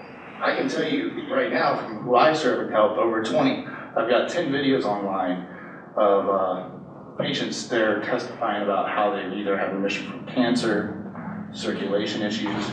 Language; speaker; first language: English; native; English